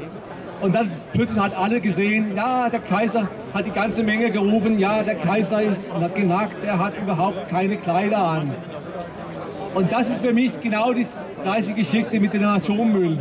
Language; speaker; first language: German; non-native, fluent; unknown